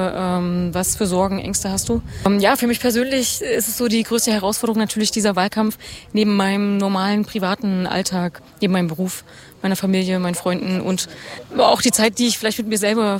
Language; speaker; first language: German; native; German